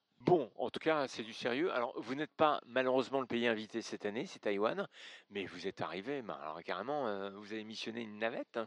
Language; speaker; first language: French; native; French